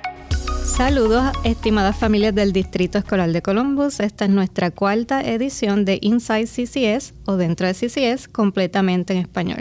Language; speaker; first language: Spanish; native; Spanish